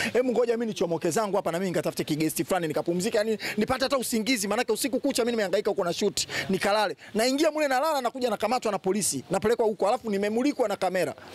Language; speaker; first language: Swahili; native; Swahili